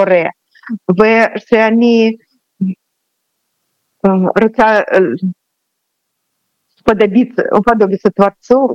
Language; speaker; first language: Hebrew; non-native, learner; Russian